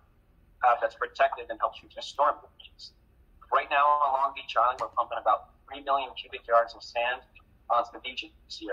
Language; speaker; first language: English; native; English